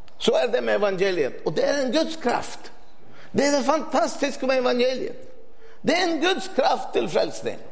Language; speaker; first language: Swedish; non-native, fluent; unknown